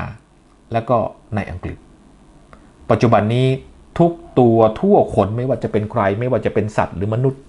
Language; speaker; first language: Thai; native; Thai